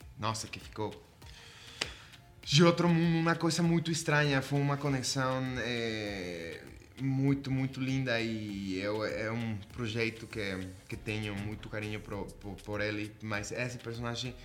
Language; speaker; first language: Portuguese; non-native, fluent; Spanish